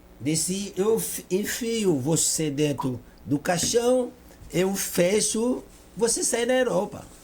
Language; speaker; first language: Portuguese; non-native, fluent; Lingala